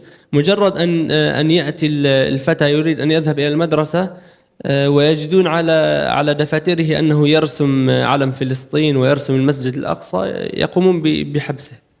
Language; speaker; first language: Arabic; native; Arabic